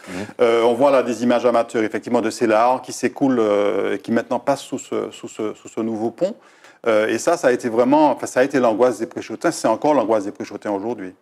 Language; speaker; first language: French; native; French